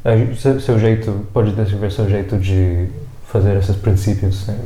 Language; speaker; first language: Portuguese; non-native, fluent; English